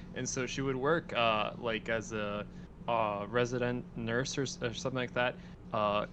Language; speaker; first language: English; early bilingual, other home language; Spanish